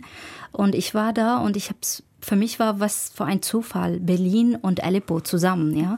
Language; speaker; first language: German; non-native, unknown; Arabic